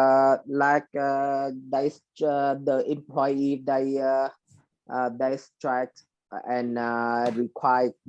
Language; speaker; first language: English; non-native, learner; Vietnamese